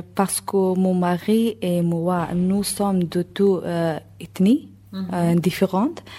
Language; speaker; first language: French; non-native, learner; Persian